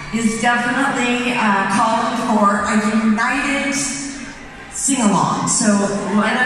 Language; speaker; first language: English; native; English